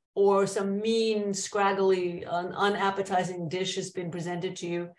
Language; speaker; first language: English; native; English